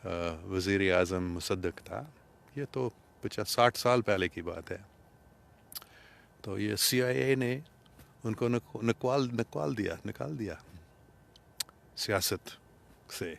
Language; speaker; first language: Urdu; non-native, fluent; English